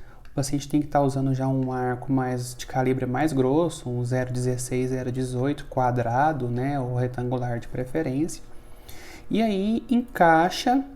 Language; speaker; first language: Portuguese; native; Portuguese